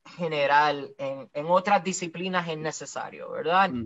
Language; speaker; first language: Spanish; native; Spanish